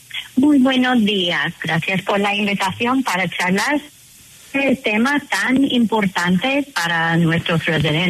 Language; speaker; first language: Spanish; non-native, fluent; English